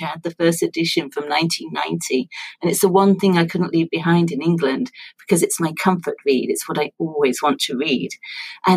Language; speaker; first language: English; native; English